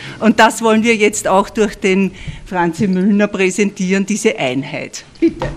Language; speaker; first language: German; native; German